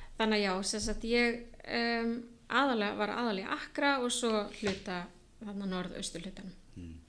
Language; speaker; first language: Icelandic; native; Icelandic